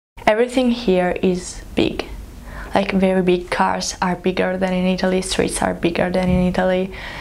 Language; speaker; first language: English; non-native, fluent; Italian